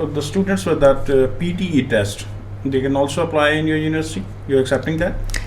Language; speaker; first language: English; non-native, local second language; Punjabi